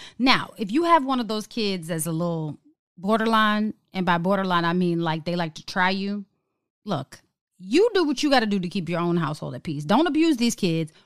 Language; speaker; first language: English; native; English